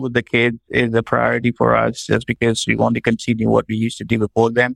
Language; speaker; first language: English; non-native, local second language; Urdu